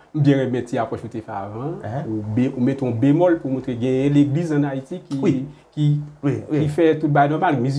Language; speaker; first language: French; non-native, local second language; Haitian Creole